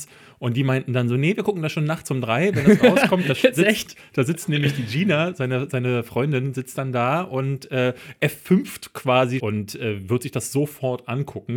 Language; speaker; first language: German; native; German